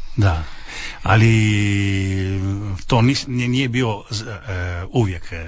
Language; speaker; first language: Croatian; non-native, learner; Italian